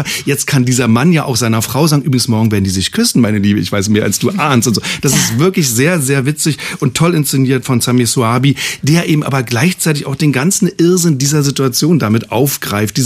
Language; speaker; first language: German; native; German